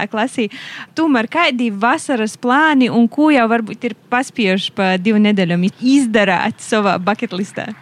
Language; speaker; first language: Latvian; native; Latvian